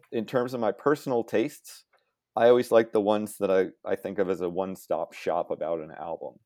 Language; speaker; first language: English; native; English